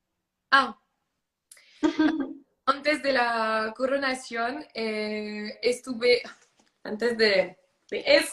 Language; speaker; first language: Spanish; non-native, learner; French